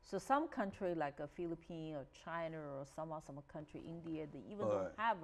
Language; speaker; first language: English; non-native, fluent; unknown